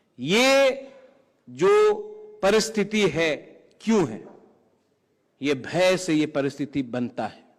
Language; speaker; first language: Hindi; non-native, local second language; Kok Borok